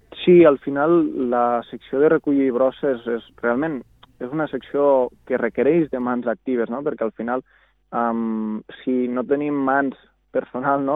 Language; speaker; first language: Catalan; native; Catalan